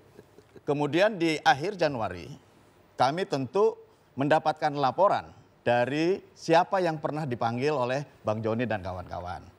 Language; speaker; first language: Indonesian; native; Indonesian